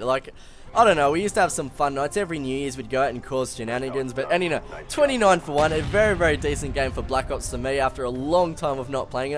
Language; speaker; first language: English; native; English